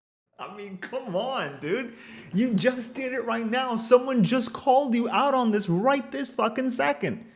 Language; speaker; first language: English; native; English